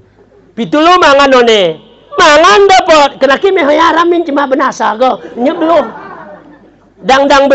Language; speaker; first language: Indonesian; non-native, local second language; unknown